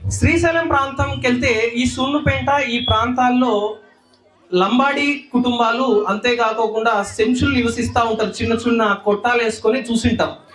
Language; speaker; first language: Telugu; native; Telugu